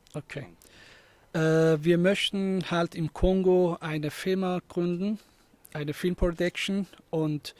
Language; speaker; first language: German; non-native, fluent; Persian